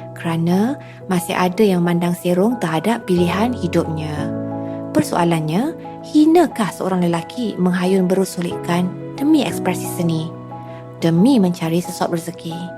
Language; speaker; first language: Malay; native; Malay